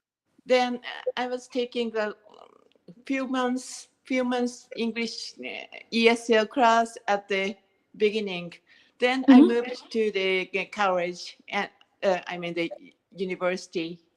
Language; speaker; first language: English; non-native, learner; Japanese